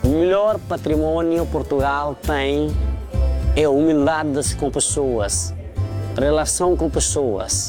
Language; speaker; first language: Portuguese; non-native, fluent; Nepali